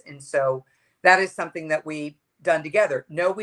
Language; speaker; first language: English; native; English